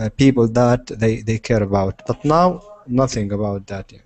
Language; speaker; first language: English; non-native, learner; Arabic